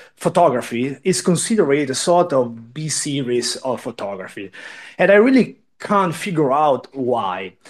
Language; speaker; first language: English; non-native, learner; Italian